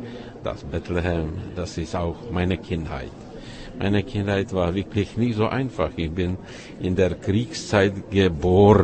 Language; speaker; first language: German; non-native, fluent; Czech